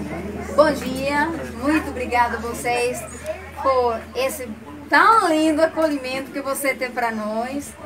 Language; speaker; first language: Portuguese; non-native, learner; Spanish